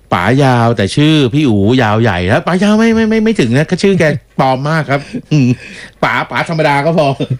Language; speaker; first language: Thai; native; Thai